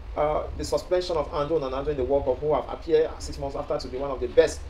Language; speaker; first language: English; non-native, local second language; French